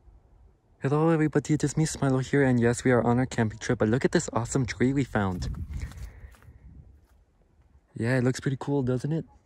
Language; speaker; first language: English; native; English